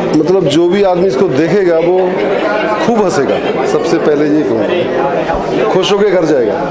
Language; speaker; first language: Urdu; non-native, local second language; Punjabi